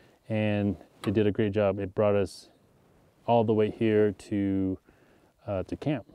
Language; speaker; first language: English; native; English